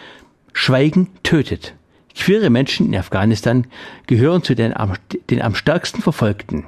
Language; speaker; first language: German; native; German